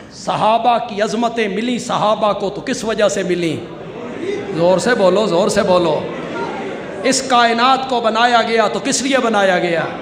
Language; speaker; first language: Urdu; non-native, local second language; Punjabi